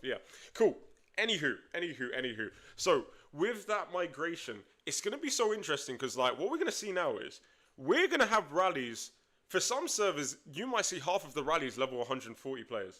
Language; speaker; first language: English; native; English